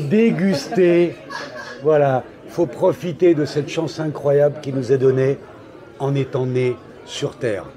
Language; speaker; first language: French; native; French